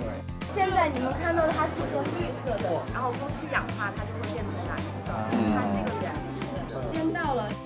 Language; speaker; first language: Chinese; native; Chinese